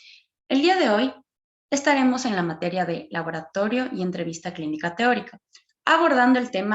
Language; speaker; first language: Spanish; native; Spanish